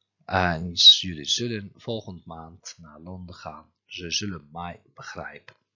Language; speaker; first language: Dutch; non-native, fluent; Turkish